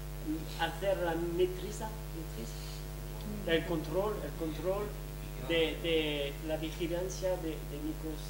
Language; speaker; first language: Spanish; non-native, fluent; French